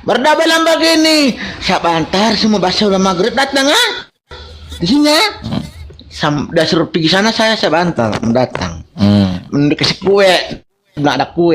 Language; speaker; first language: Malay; non-native, local second language; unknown